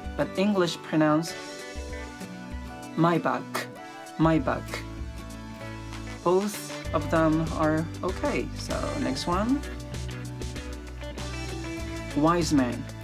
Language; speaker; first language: English; non-native, fluent; Chinese